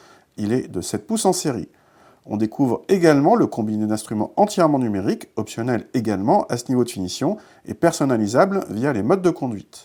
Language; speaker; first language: French; native; French